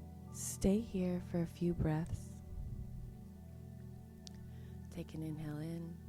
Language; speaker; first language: English; native; English